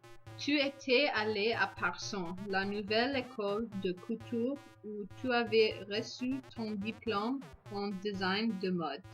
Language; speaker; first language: French; non-native, learner; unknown